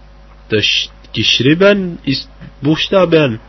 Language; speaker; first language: German; non-native, learner; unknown